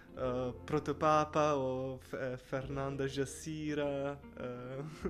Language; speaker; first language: Portuguese; non-native, learner; Italian